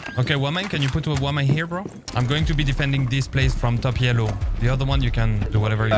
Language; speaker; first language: English; non-native, fluent; French